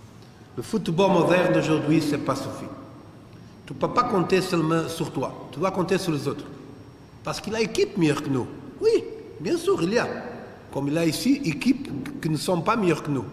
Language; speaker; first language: French; non-native, fluent; Portuguese